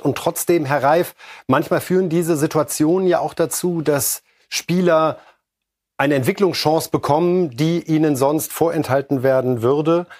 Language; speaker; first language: German; native; German